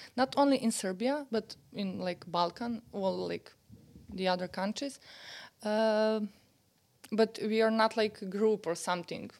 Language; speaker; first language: English; non-native, fluent; Serbian